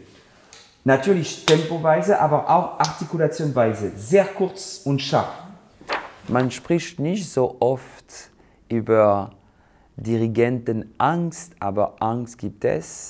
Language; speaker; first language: German; non-native, fluent; French